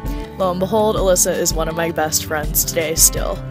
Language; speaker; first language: English; native; English